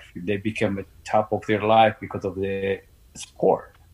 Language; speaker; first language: English; non-native, learner; Amharic